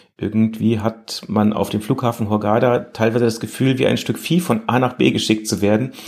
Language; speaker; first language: German; native; German